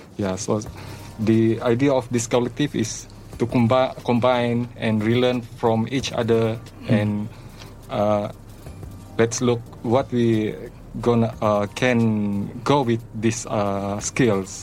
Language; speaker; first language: English; non-native, learner; Malay